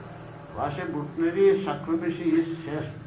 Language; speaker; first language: Russian; non-native, learner; Bangla